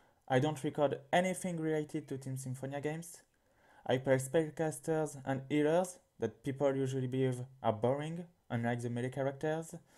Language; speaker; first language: English; non-native, fluent; French